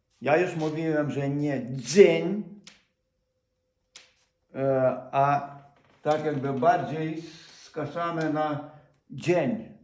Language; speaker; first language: Polish; non-native, fluent; Ukrainian